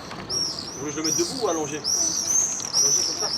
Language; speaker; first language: French; native; French